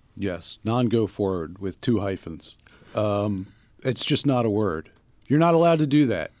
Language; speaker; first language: English; native; English